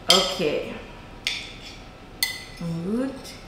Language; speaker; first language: French; early bilingual, heritage; English